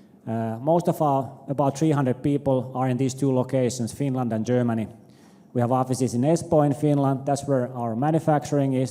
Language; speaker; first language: English; non-native, fluent; Finnish